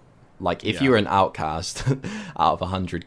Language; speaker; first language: English; native; English